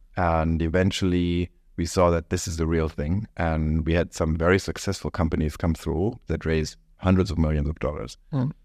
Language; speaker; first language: English; non-native, fluent; German